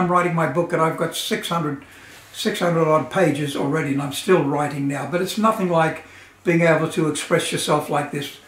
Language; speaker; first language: English; native; English